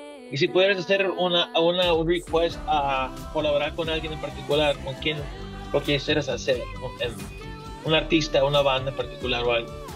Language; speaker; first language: Spanish; native; Spanish